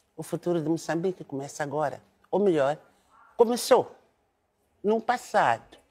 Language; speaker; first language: Portuguese; non-native, local second language; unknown